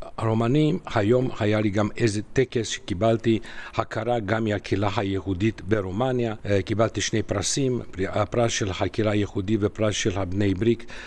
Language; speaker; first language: Hebrew; non-native, fluent; Romanian